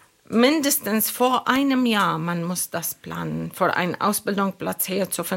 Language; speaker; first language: German; non-native, local second language; Arabic